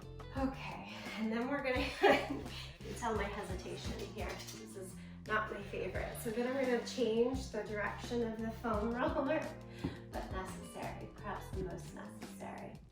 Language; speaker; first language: English; native; English